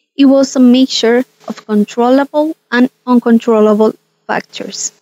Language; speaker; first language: English; non-native, fluent; Spanish